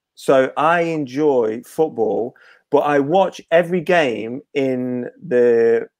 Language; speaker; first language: English; native; English